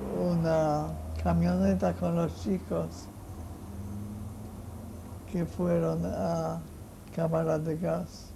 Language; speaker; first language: Spanish; non-native, fluent; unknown